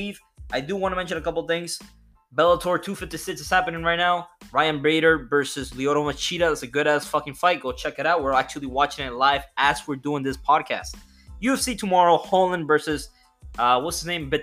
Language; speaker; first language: English; non-native, fluent; Spanish